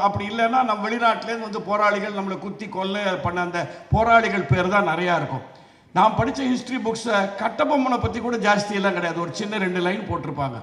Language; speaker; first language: Tamil; native; Tamil